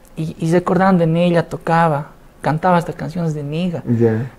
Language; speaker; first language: Spanish; native; Spanish